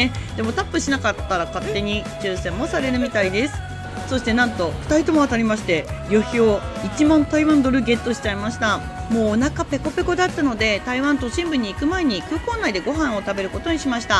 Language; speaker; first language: Japanese; native; Japanese